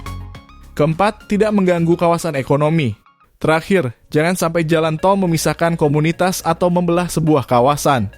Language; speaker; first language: Indonesian; native; Indonesian